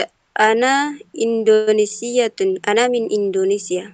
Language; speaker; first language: Arabic; non-native, learner; Indonesian